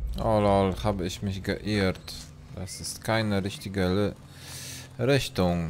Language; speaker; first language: German; non-native, learner; Polish